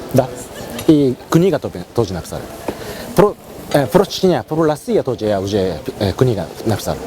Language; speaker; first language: Russian; non-native, learner; Japanese